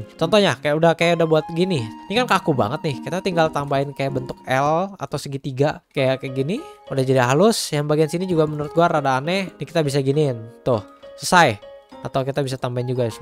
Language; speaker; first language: Indonesian; native; Indonesian